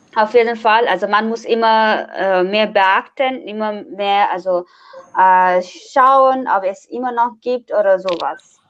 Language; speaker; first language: German; non-native, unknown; Nepali